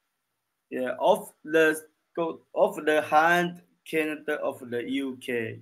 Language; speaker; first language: English; non-native, learner; Chinese